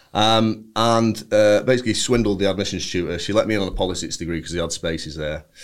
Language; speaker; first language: English; native; English